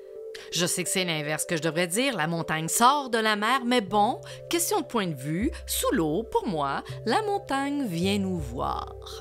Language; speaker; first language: French; native; French